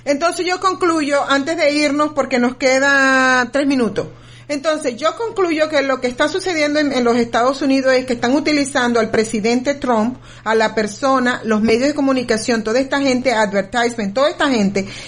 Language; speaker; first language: Spanish; native; Spanish